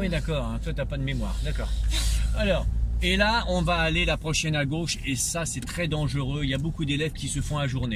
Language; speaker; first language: French; native; French